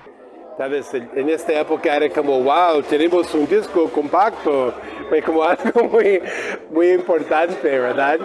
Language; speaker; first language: Spanish; non-native, fluent; English